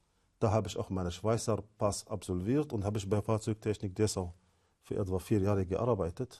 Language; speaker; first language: German; non-native, fluent; Arabic